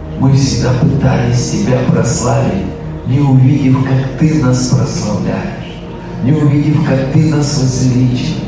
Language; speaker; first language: Russian; native; Russian